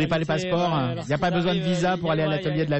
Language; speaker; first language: French; native; French